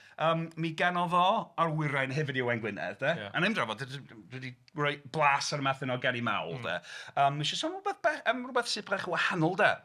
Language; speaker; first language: Welsh; native; Welsh